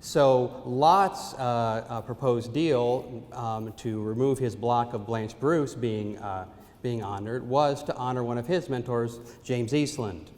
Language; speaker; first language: English; native; English